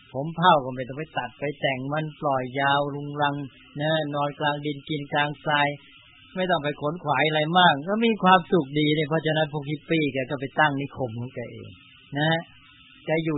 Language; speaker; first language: Thai; native; Thai